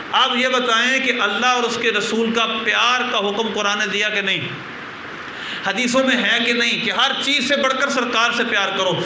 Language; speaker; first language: Urdu; non-native, local second language; Punjabi